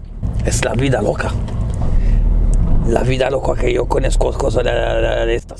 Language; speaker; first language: Spanish; non-native, learner; French